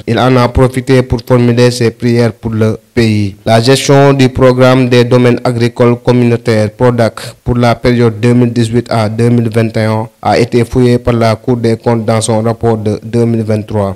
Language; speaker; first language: French; non-native, local second language; Wolof